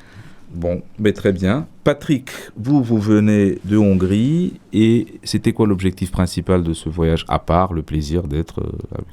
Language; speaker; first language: French; native; French